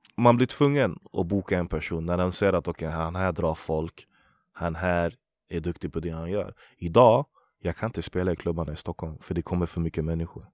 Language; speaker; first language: Swedish; early bilingual, other home language; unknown